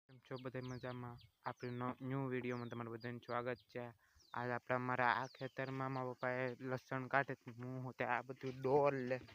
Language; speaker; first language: Gujarati; native; Gujarati